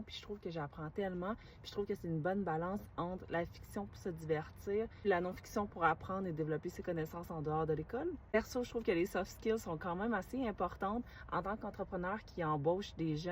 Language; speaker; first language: French; native; French